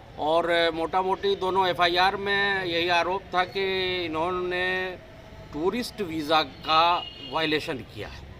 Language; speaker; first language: Hindi; native; Hindi